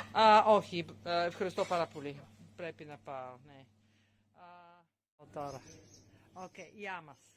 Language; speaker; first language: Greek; non-native, learner; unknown